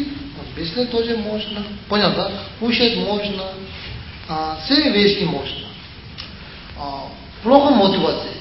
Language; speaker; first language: Russian; non-native, learner; Tibetan